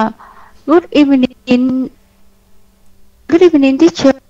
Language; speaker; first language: English; non-native, learner; Vietnamese